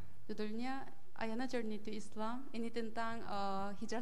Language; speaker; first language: Indonesian; non-native, learner; Korean